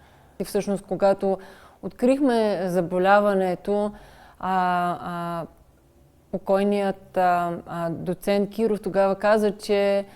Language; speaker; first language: Bulgarian; native; Bulgarian